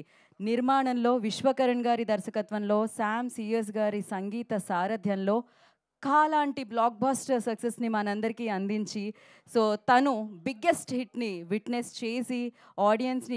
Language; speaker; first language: Telugu; native; Telugu